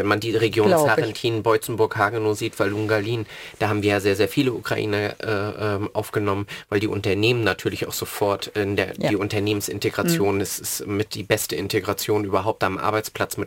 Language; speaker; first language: German; native; German